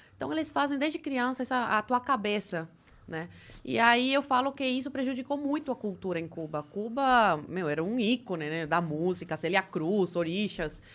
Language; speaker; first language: Portuguese; early bilingual, other home language; Spanish